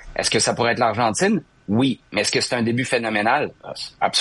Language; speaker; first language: French; native; French